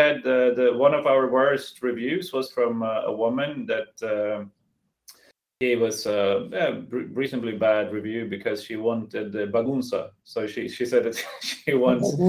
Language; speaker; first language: English; non-native, fluent; Swedish